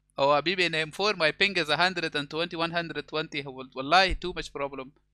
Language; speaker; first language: English; non-native, learner; Persian